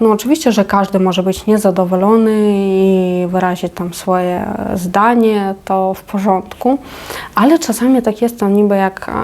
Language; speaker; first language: Polish; non-native, fluent; Ukrainian